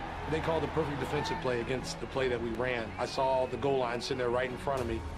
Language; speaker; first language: English; native; English